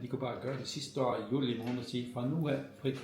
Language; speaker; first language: Danish; native; Danish